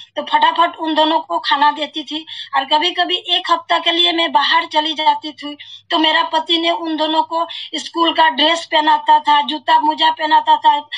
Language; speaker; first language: Hindi; non-native, local second language; Assamese